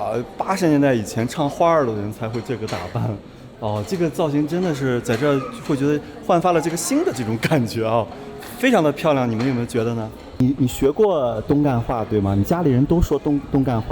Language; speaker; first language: Chinese; native; Chinese